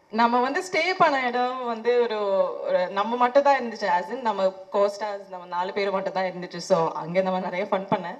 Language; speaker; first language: Tamil; non-native, fluent; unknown